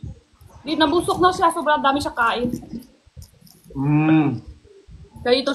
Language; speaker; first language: Filipino; non-native, learner; Chinese